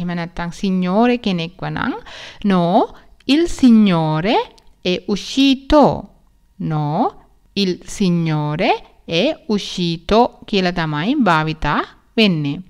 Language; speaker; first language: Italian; non-native, learner; Sinhala